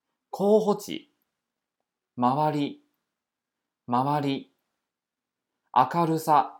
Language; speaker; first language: Japanese; non-native, fluent; Chinese